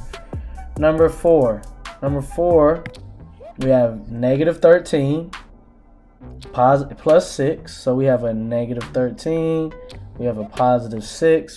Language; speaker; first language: English; native; English